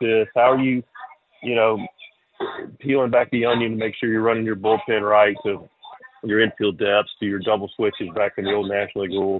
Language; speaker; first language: English; native; English